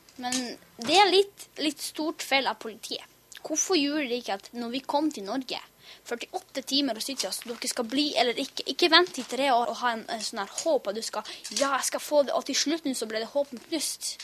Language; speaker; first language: Norwegian; early bilingual, other home language; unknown